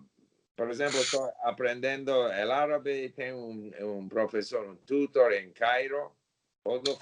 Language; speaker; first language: Portuguese; non-native, learner; English